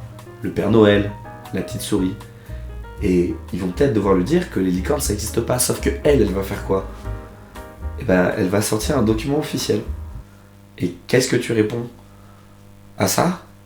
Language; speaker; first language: French; native; French